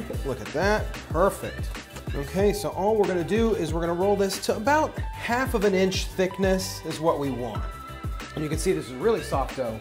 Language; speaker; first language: English; native; English